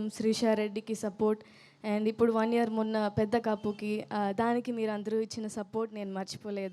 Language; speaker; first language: Telugu; non-native, learner; Tamil